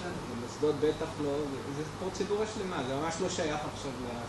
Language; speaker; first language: Hebrew; native; Hebrew